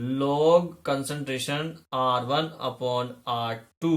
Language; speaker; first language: Hindi; native; Hindi